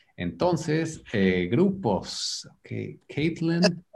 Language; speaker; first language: Spanish; native; Spanish